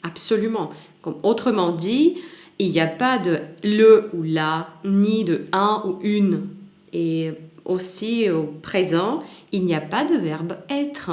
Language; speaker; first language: French; non-native, fluent; Russian